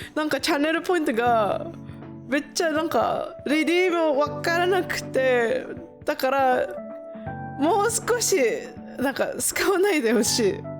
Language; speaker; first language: Japanese; non-native, fluent; Indonesian